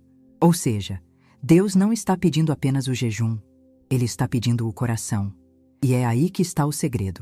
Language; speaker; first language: Portuguese; native; Portuguese